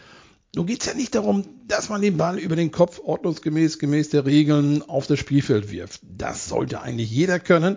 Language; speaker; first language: German; native; German